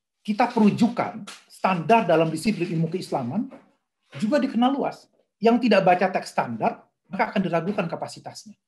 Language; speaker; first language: Indonesian; native; Indonesian